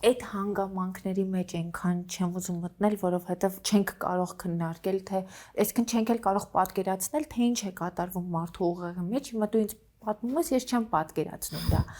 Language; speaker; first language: Armenian; native; Armenian